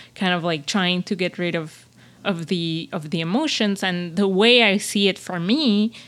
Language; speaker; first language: English; non-native, fluent; Spanish